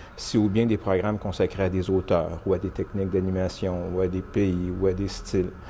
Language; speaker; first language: French; native; French